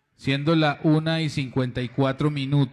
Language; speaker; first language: Spanish; native; Spanish